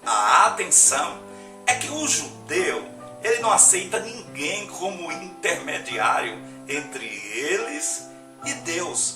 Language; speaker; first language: Portuguese; native; Portuguese